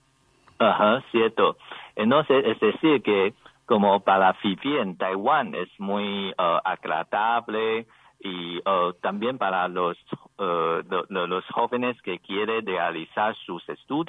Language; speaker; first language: Spanish; non-native, learner; Chinese